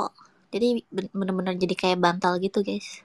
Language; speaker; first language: Indonesian; native; Indonesian